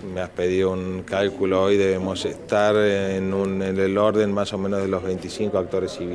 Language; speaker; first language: Spanish; native; Spanish